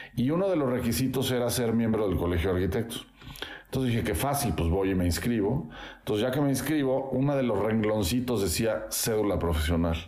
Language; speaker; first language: Spanish; native; Spanish